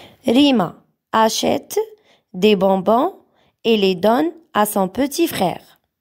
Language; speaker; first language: French; non-native, local second language; Arabic